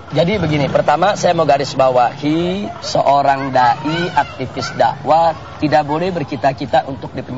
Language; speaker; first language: Indonesian; native; Indonesian